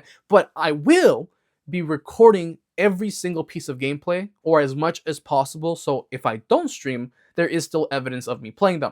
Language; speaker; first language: English; native; English